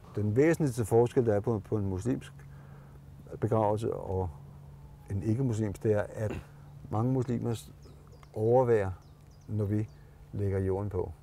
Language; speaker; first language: Danish; native; Danish